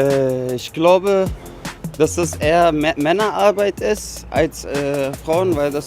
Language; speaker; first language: German; non-native, fluent; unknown